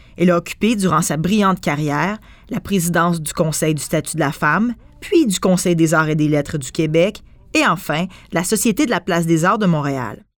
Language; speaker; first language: French; native; French